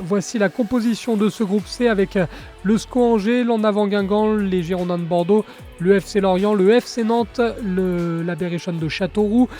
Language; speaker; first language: French; native; French